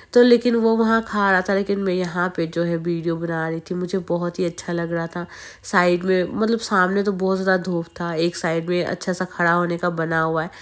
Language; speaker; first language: Hindi; non-native, local second language; Bangla